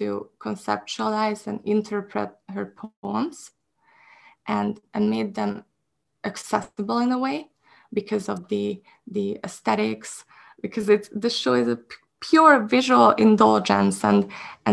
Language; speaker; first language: English; non-native, fluent; Hungarian